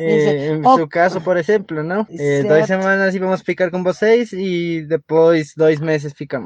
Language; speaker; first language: Portuguese; non-native, learner; Spanish